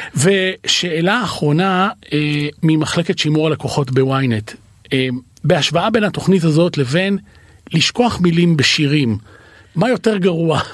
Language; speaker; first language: Hebrew; native; Hebrew